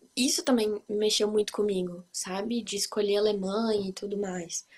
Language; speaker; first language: Portuguese; native; Portuguese